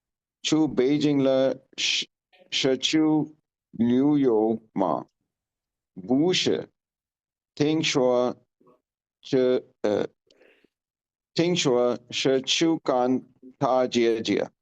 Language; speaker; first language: Chinese; non-native, learner; Urdu